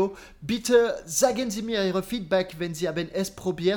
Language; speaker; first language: German; non-native, learner; French